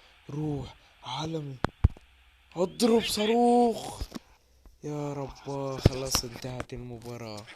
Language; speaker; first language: Arabic; native; Arabic